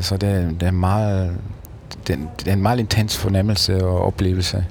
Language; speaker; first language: Danish; non-native, fluent; German